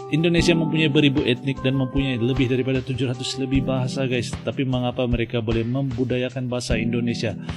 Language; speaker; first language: Malay; native; Malay